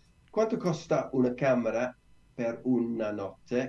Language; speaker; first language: Italian; non-native, learner; English